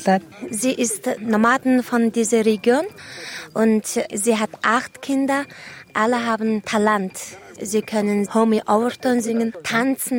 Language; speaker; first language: German; non-native, learner; Mongolian